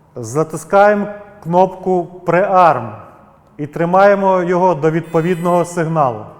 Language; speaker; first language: Ukrainian; native; Ukrainian